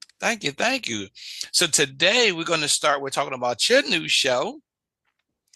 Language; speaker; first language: English; native; English